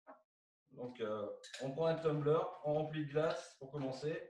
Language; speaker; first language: French; native; French